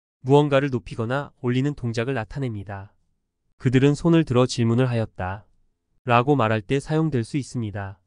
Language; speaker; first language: Korean; native; Korean